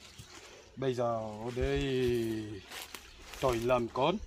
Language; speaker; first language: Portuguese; non-native, learner; Vietnamese